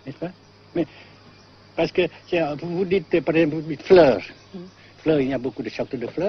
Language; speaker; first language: French; non-native, fluent; Vietnamese